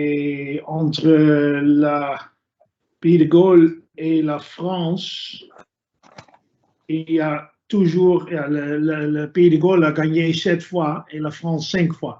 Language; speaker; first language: French; non-native, fluent; Dutch